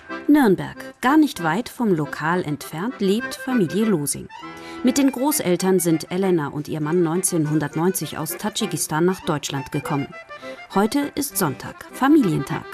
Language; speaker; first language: German; native; German